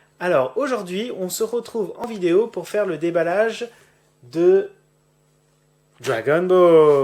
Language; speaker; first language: French; native; French